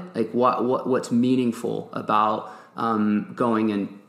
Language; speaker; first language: English; early bilingual, other home language; French